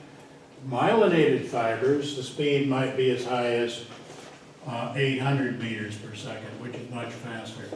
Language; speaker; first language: English; native; English